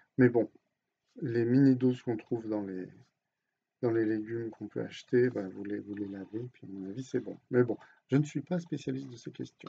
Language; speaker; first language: French; native; French